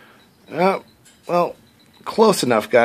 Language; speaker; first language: English; native; English